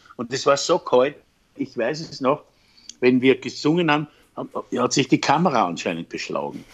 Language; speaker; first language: German; native; German